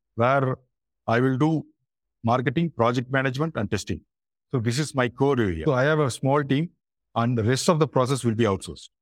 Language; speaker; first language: English; non-native, local second language; Tamil